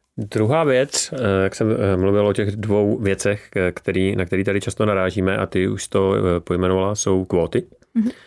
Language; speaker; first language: Czech; native; Czech